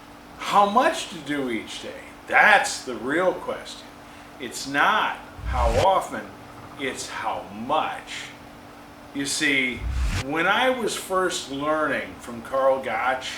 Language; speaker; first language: English; native; English